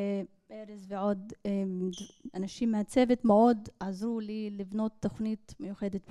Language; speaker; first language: Hebrew; non-native, local second language; Arabic